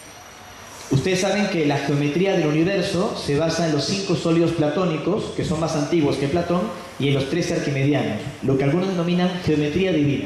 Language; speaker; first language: Spanish; native; Spanish